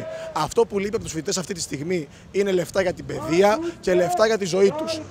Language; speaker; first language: Greek; native; Greek